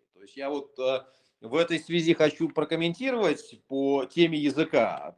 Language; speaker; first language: Russian; native; Russian